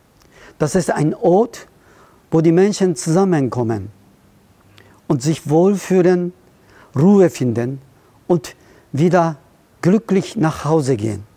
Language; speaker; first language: German; non-native, fluent; Japanese